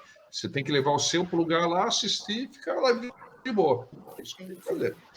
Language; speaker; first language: Portuguese; native; Portuguese